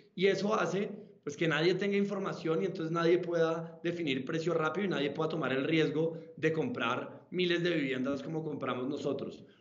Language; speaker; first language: Spanish; native; Spanish